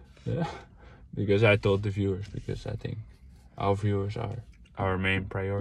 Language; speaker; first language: English; non-native, fluent; Dutch